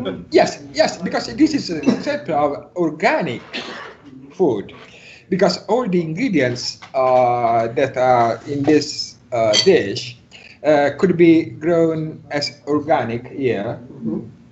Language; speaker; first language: English; non-native, learner; Italian